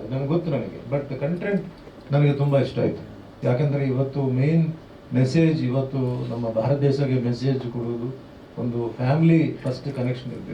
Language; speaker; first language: Kannada; non-native, local second language; Tulu